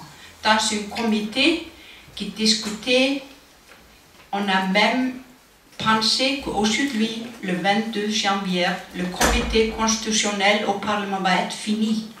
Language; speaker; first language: French; non-native, learner; Icelandic